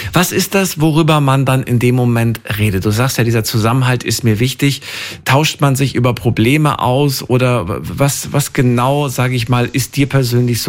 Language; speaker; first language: German; native; German